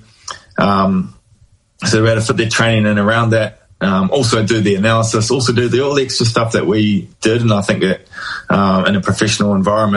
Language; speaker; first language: English; native; English